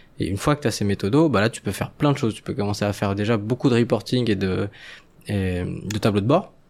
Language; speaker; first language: French; non-native, local second language; Arabic